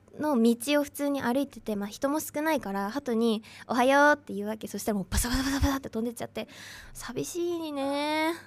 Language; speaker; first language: Japanese; native; Japanese